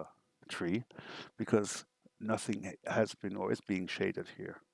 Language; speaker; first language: English; non-native, fluent; German